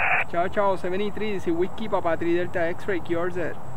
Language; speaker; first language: English; non-native, local second language; Spanish